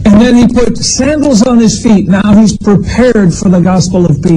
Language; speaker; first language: English; native; English